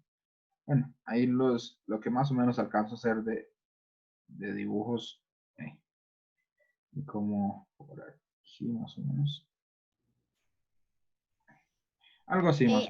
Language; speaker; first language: Spanish; native; Spanish